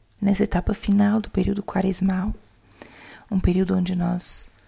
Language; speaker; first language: Portuguese; native; Portuguese